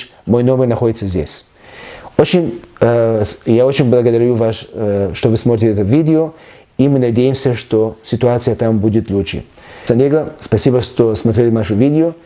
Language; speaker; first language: Russian; early bilingual, heritage; Russian